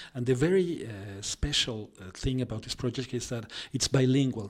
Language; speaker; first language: English; non-native, fluent; Spanish